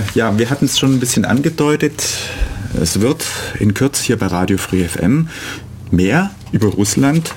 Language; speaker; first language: German; native; German